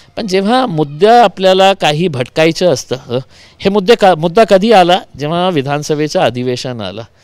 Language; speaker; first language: Marathi; non-native, local second language; Urdu